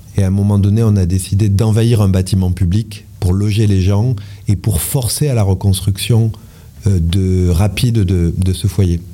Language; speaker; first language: French; native; French